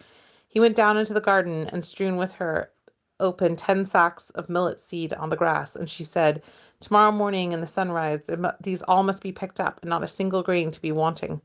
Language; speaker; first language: English; native; English